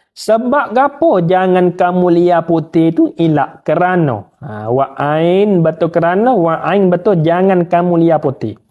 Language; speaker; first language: Malay; native; Malay